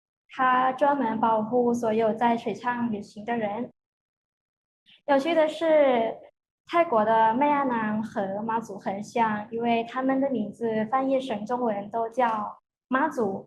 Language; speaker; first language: Chinese; non-native, learner; Thai